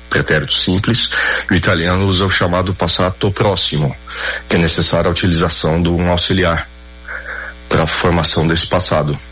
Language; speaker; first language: Portuguese; native; Portuguese